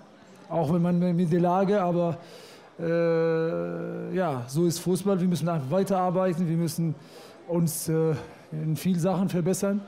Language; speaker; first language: German; non-native, fluent; Arabic